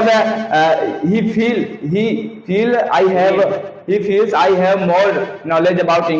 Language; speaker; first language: English; non-native, learner; Hindi